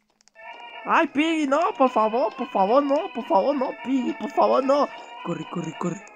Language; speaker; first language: Spanish; native; Spanish